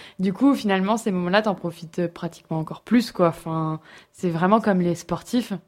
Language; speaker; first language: French; native; French